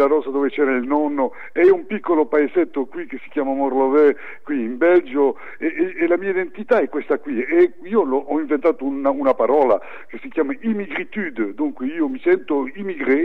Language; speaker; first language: Italian; early bilingual, heritage; French